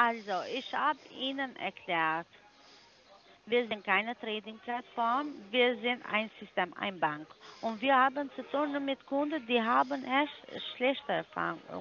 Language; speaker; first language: German; non-native, learner; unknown